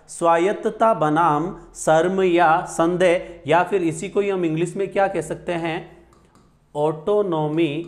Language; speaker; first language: Hindi; native; Hindi